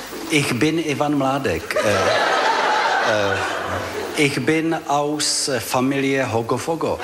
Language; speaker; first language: German; non-native, learner; Czech